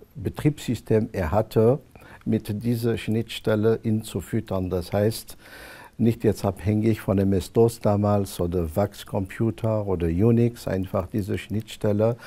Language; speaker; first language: German; non-native, fluent; Arabic